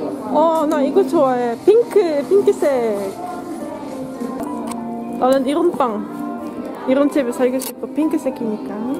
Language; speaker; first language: Korean; non-native, learner; Dutch